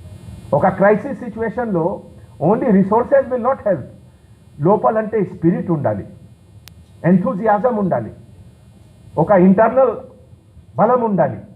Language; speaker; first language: Telugu; non-native, fluent; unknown